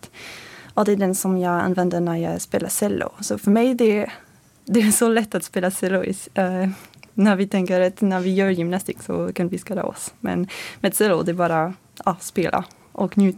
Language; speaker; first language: Swedish; non-native, learner; French